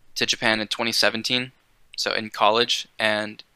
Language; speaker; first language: English; native; English